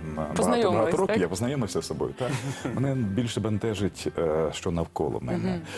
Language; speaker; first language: Ukrainian; native; Ukrainian